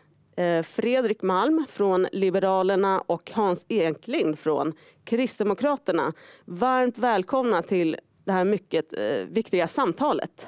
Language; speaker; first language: Swedish; native; Swedish